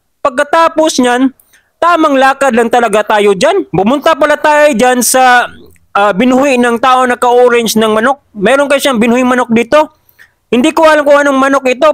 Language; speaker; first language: Filipino; non-native, local second language; Cebuano